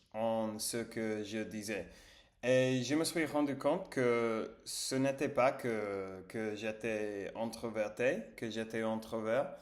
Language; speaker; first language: French; non-native, learner; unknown